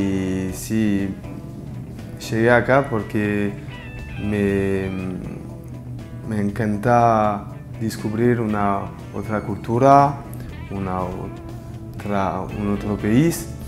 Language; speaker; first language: Spanish; non-native, learner; French